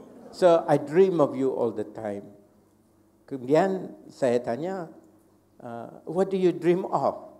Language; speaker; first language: English; non-native, local second language; Malay